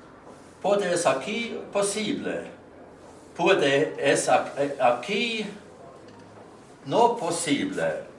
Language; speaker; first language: Spanish; non-native, learner; Estonian